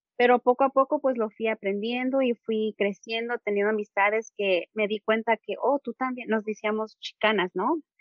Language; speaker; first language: Spanish; early bilingual, heritage; Spanish